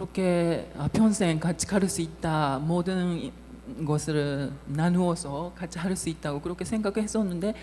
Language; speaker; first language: Korean; non-native, fluent; Japanese